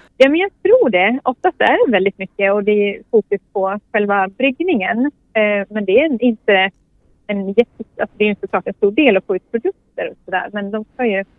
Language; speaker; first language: Swedish; native; Swedish